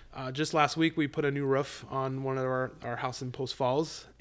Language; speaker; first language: English; native; English